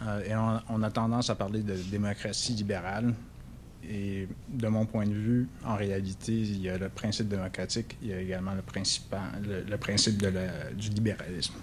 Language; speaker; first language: French; native; French